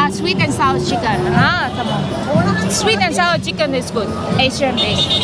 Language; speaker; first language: English; non-native, learner; Vietnamese